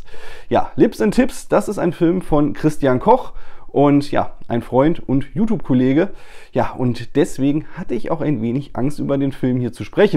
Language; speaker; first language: German; native; German